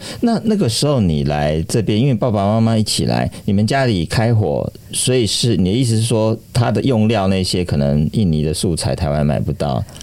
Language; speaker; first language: Chinese; native; Chinese